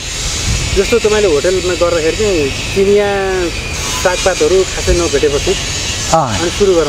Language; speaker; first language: Nepali; native; Nepali